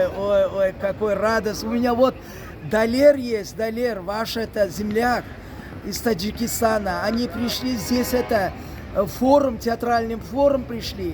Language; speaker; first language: Russian; non-native, local second language; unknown